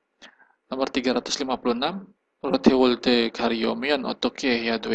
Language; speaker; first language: Korean; non-native, fluent; Indonesian